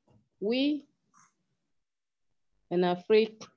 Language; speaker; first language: French; non-native, learner; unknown